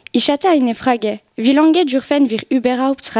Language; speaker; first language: German; non-native, learner; French